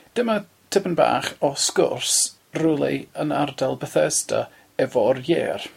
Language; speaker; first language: Welsh; native; Welsh